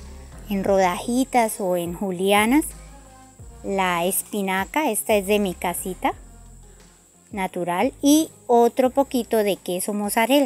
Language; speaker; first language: Spanish; native; Spanish